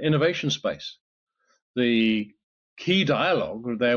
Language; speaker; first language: English; native; English